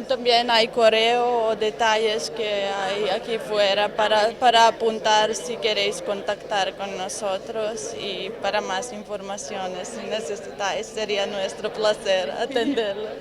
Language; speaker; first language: Spanish; non-native, fluent; Serbian